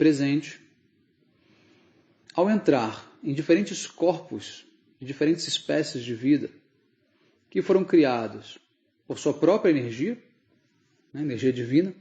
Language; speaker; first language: Portuguese; native; Portuguese